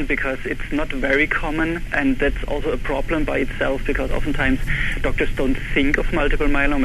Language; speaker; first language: English; non-native, fluent; German